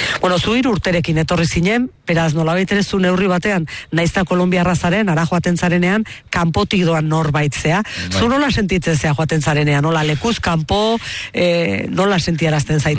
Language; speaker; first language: Basque; native; Basque